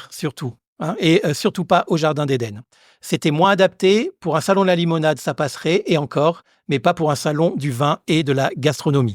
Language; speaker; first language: French; native; French